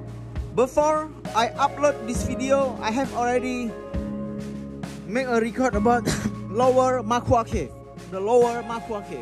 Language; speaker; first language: English; non-native, learner; Indonesian